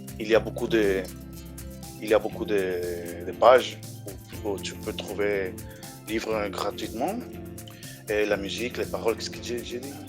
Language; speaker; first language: French; non-native, fluent; Spanish